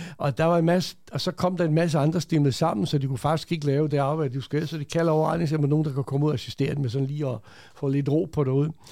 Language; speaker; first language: Danish; early bilingual, other home language; Croatian